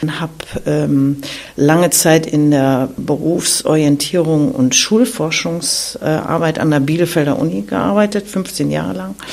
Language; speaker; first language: German; native; German